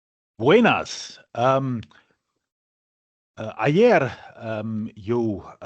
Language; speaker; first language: Spanish; non-native, learner; English